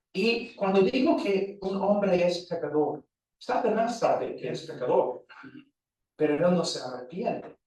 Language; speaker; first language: Spanish; non-native, fluent; English